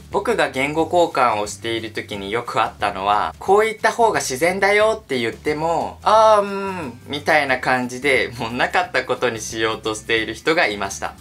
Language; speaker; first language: Japanese; native; Japanese